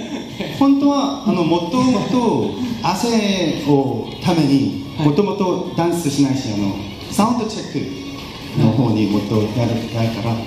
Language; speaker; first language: Japanese; non-native, learner; Korean